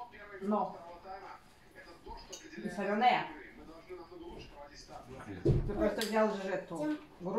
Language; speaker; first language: Russian; native; Russian